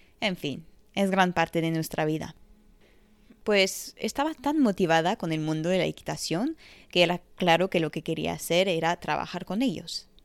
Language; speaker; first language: Spanish; non-native, fluent; French